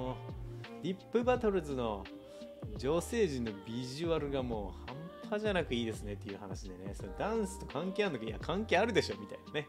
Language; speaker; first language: Japanese; native; Japanese